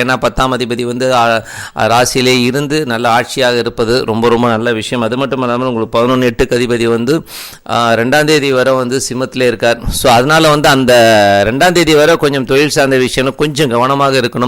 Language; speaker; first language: Tamil; native; Tamil